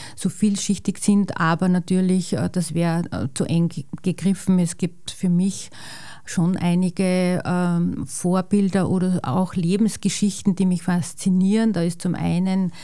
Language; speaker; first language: German; native; German